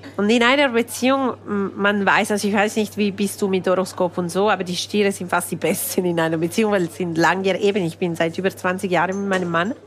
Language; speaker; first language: German; non-native, local second language; Italian